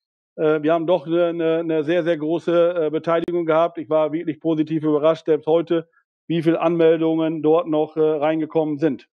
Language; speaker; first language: German; native; German